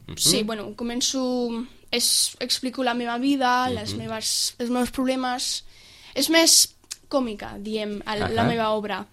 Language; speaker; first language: Catalan; early bilingual, other home language; English